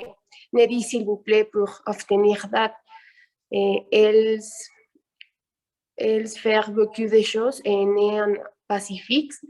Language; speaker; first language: French; non-native, learner; Spanish